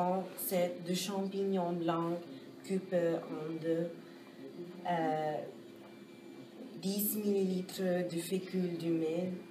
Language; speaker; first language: French; non-native, learner; English